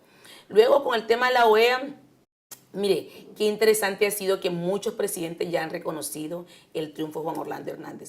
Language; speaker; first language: Spanish; native; Spanish